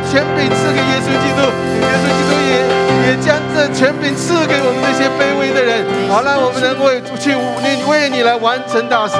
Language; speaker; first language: Chinese; native; Chinese